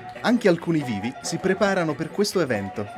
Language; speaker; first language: Italian; native; Italian